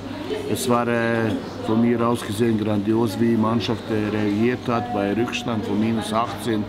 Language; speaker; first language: German; non-native, fluent; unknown